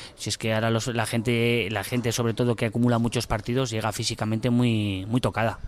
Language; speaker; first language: Spanish; native; Spanish